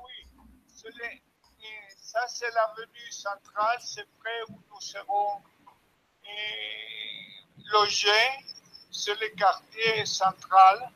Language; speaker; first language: French; non-native, fluent; Spanish